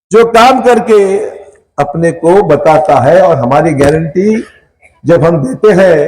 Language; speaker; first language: Hindi; non-native, local second language; Marathi